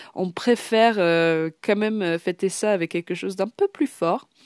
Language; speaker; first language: French; non-native, fluent; English